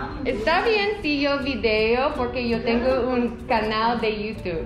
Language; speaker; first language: Spanish; non-native, learner; English